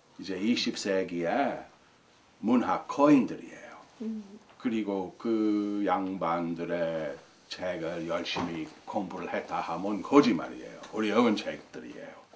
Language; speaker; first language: Korean; non-native, fluent; English